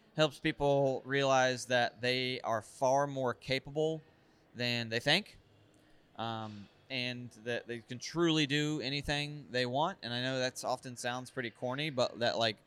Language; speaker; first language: English; native; English